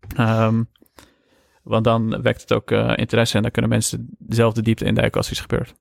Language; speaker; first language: Dutch; early bilingual, other home language; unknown